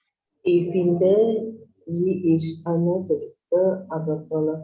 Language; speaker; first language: German; non-native, learner; Indonesian